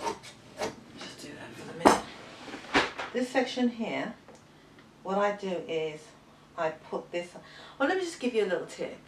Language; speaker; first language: English; native; English